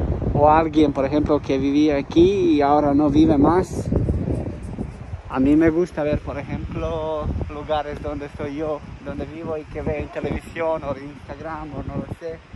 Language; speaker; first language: Spanish; non-native, learner; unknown